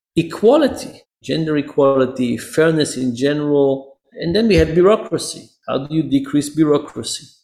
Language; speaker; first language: English; non-native, fluent; Hebrew